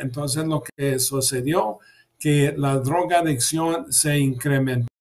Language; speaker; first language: Spanish; early bilingual, heritage; English